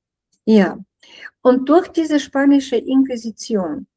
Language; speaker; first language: German; non-native, fluent; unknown